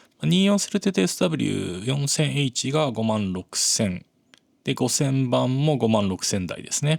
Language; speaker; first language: Japanese; native; Japanese